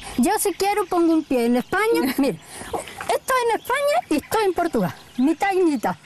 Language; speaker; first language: Spanish; non-native, local second language; Portuguese